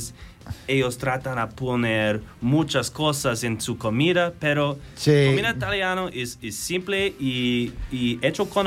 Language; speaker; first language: Spanish; non-native, learner; English